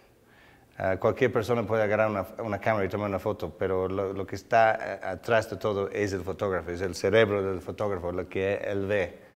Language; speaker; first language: Spanish; non-native, fluent; English